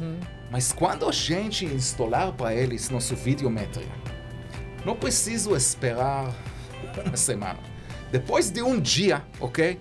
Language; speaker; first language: Portuguese; non-native, learner; Hebrew